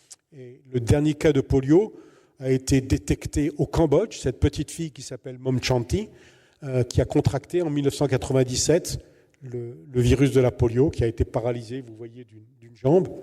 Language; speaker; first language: French; native; French